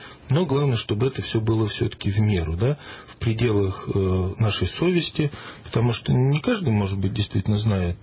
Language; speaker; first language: Russian; native; Russian